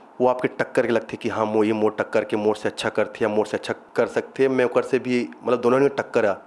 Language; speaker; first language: Hindi; native; Hindi